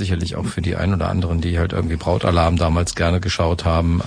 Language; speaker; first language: German; native; German